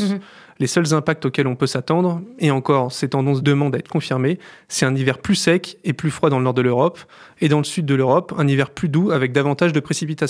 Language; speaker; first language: French; native; French